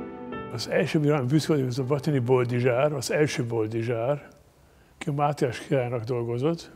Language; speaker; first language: Hungarian; non-native, learner; German